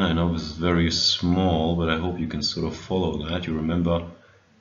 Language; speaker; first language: English; non-native, fluent; German